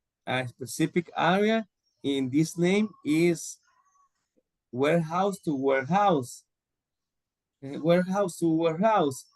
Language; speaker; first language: English; non-native, learner; Spanish